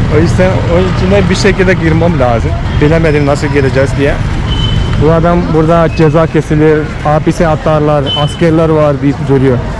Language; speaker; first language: Turkish; non-native, fluent; Hindi